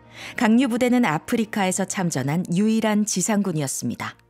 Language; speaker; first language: Korean; native; Korean